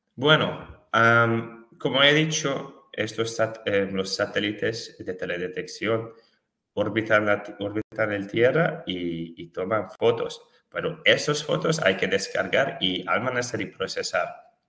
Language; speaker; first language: Spanish; non-native, fluent; Hungarian